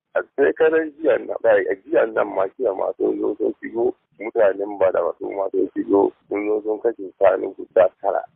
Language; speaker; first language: Hausa; non-native, local second language; Fula